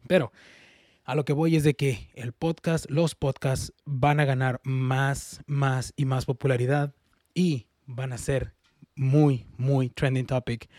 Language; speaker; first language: Spanish; early bilingual, heritage; Spanish